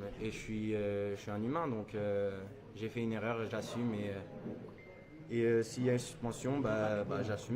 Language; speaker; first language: French; early bilingual, other home language; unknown